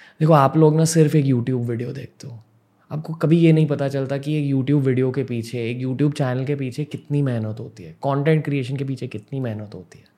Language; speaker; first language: Hindi; non-native, local second language; English